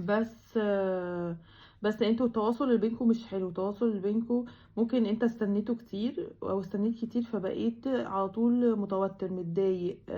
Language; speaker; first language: Arabic; native; Arabic